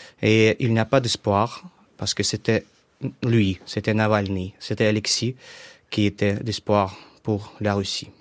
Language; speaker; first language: French; non-native, fluent; Russian